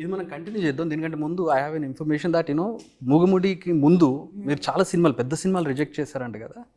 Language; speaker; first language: Telugu; native; Telugu